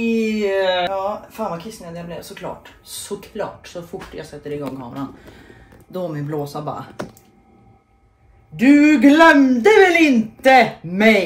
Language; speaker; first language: Swedish; native; Swedish